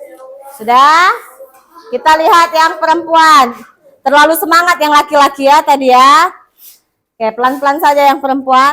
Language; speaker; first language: Indonesian; native; Indonesian